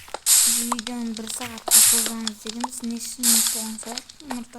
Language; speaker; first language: Kazakh; native; Kazakh